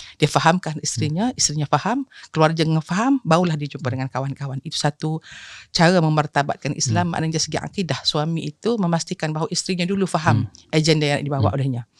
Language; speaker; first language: Malay; native; Malay